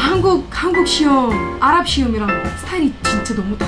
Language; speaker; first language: Korean; non-native, fluent; Arabic